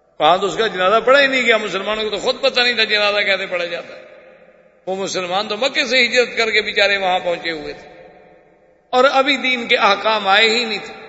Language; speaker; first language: Urdu; native; Urdu